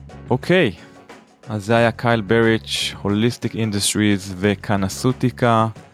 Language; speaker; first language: Hebrew; native; Hebrew